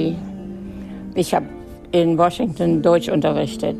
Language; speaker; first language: German; native; German